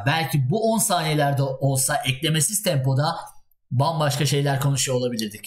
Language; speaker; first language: Turkish; native; Turkish